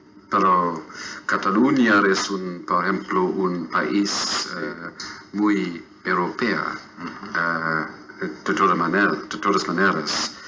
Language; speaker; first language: Spanish; non-native, fluent; English